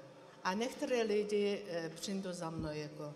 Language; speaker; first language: Czech; non-native, learner; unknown